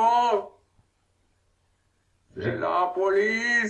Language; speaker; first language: French; non-native, learner; German